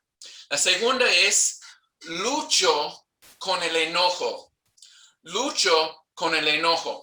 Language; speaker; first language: Spanish; non-native, fluent; English